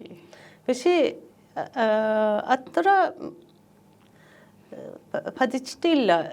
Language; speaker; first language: Malayalam; non-native, learner; Japanese